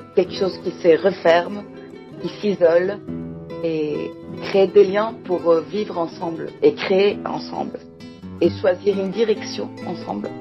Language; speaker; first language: French; non-native, fluent; Greek